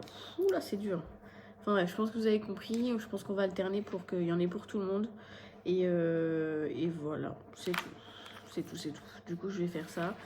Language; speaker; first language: French; native; French